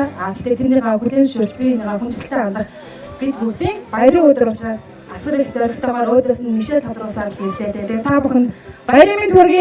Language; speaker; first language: Mongolian; native; Mongolian